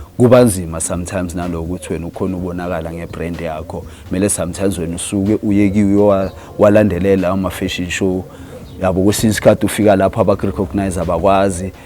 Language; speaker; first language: Zulu; native; Zulu